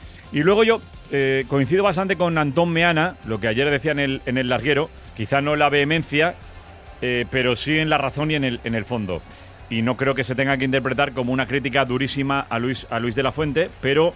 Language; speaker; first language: Spanish; native; Spanish